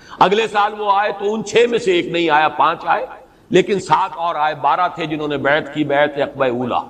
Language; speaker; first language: Urdu; native; Urdu